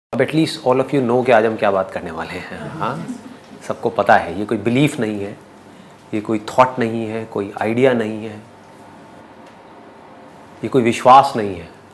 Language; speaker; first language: Hindi; native; Hindi